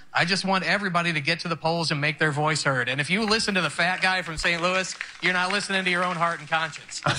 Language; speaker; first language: English; native; English